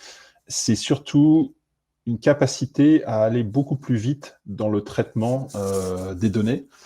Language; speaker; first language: French; native; French